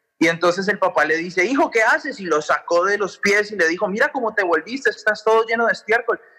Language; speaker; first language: Spanish; native; Spanish